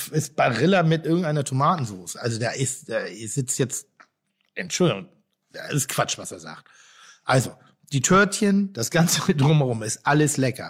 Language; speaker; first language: German; native; German